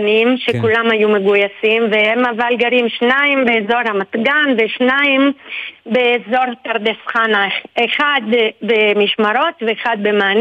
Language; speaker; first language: Hebrew; non-native, fluent; Italian